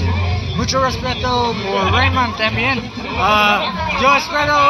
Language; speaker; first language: Spanish; non-native, learner; English